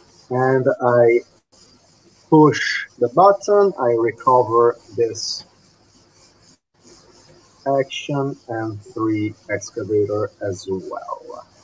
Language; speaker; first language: English; non-native, fluent; Italian